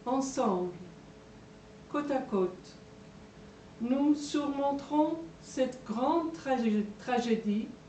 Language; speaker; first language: French; non-native, fluent; Persian